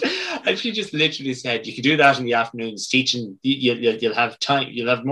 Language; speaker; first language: English; native; English